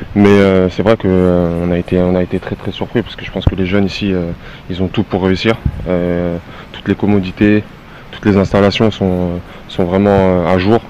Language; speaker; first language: French; native; French